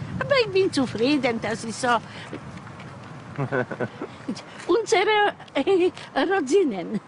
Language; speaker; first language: German; non-native, learner; Italian